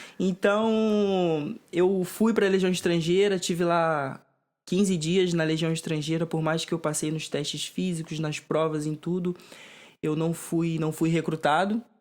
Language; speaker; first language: Portuguese; native; Portuguese